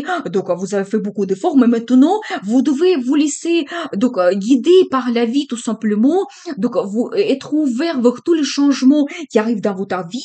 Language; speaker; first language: French; non-native, fluent; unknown